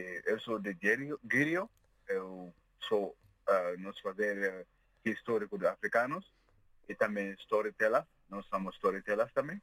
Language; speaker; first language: Portuguese; non-native, learner; Mandingo